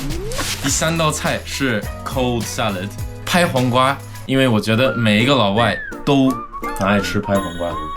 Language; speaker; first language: Chinese; non-native, local second language; English